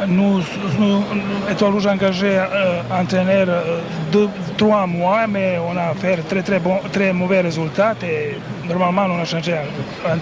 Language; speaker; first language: French; non-native, learner; Serbian